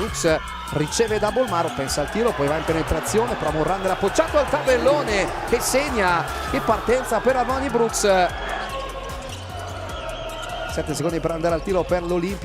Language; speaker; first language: Italian; native; Italian